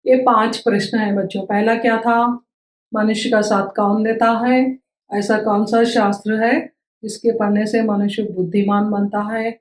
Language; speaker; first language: Hindi; non-native, local second language; Telugu